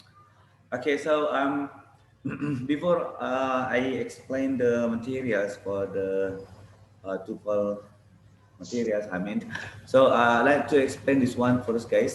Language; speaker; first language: English; non-native, fluent; Indonesian